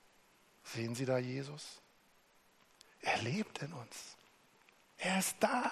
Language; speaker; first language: German; native; German